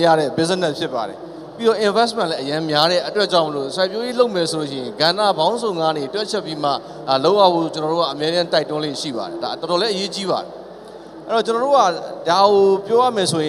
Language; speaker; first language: Burmese; native; Burmese